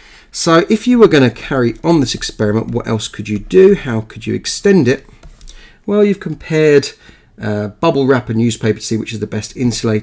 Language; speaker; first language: English; native; English